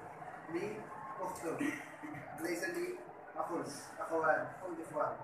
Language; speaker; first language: Arabic; non-native, learner; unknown